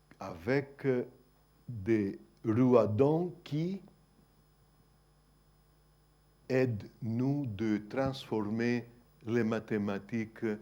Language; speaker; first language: French; non-native, fluent; Greek